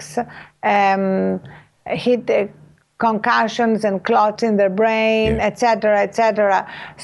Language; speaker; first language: English; non-native, fluent; Greek